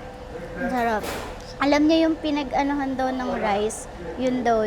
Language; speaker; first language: Filipino; native; Filipino